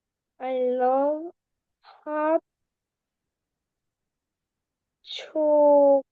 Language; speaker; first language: English; non-native, learner; Korean